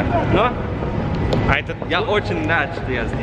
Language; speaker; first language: Russian; non-native, learner; English